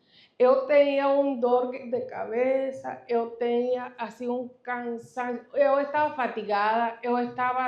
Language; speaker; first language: Portuguese; non-native, fluent; Spanish